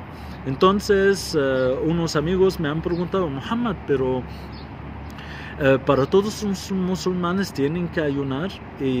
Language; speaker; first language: Spanish; non-native, fluent; Arabic